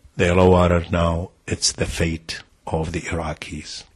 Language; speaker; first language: English; non-native, fluent; Arabic